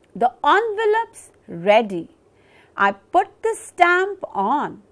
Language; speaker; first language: English; non-native, local second language; Punjabi